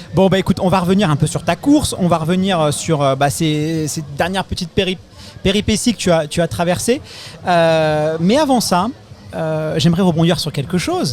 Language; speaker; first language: French; native; French